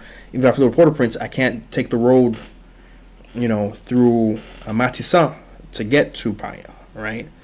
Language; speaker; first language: English; early bilingual, other home language; Haitian Creole